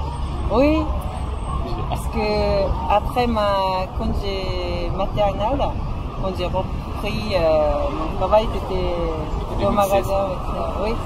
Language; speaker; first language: French; non-native, fluent; Japanese